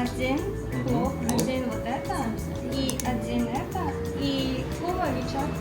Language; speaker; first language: Russian; non-native, local second language; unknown